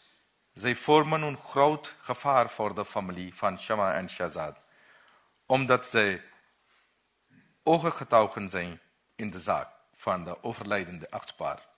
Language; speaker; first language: Dutch; non-native, learner; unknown